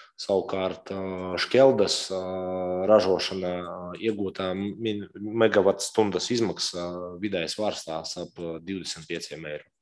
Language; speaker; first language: Latvian; non-native, local second language; Russian